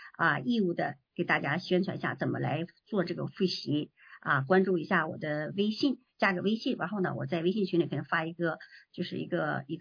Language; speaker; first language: Chinese; native; Chinese